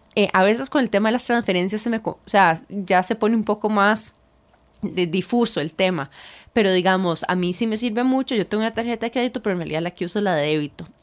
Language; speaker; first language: Spanish; native; Spanish